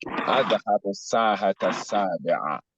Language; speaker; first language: Arabic; non-native, fluent; English